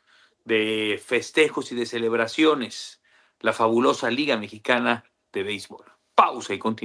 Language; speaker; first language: Spanish; native; Spanish